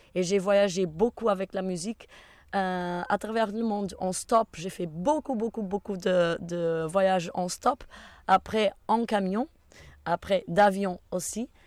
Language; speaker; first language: French; non-native, fluent; Portuguese